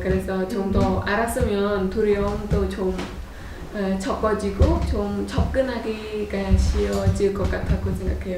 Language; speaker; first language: Korean; non-native, fluent; Khmer